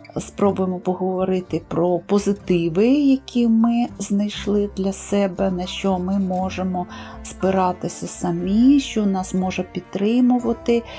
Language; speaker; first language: Ukrainian; native; Ukrainian